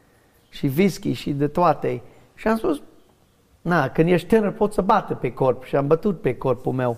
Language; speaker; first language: Romanian; non-native, learner; English